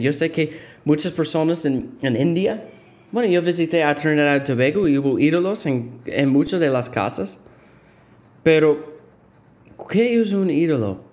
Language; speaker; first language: Spanish; non-native, fluent; English